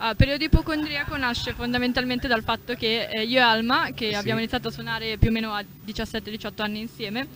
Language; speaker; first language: Italian; native; Italian